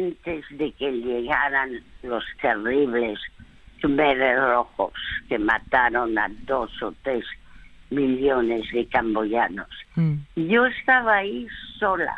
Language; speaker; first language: Spanish; early bilingual, other home language; French